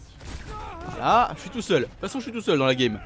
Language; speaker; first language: French; native; French